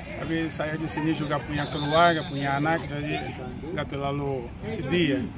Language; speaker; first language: Indonesian; non-native, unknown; Portuguese